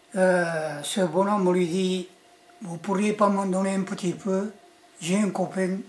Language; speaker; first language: French; early bilingual, other home language; Spanish